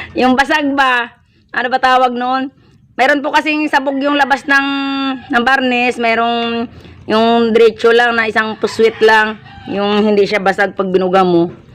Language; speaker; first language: Filipino; non-native, local second language; Hiligaynon